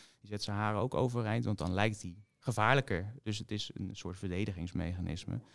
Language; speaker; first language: Dutch; native; Dutch